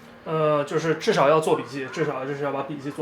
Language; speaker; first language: Chinese; native; Chinese